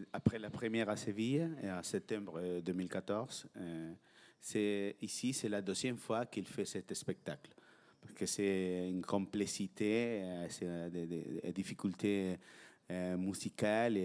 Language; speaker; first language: French; non-native, fluent; Spanish